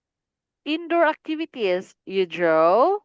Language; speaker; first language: English; non-native, fluent; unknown